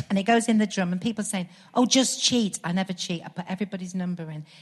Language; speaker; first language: English; native; English